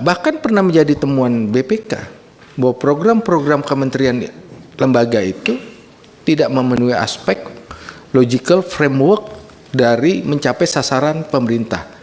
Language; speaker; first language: Indonesian; native; Indonesian